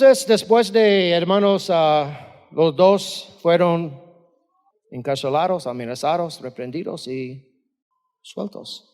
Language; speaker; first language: Spanish; non-native, fluent; English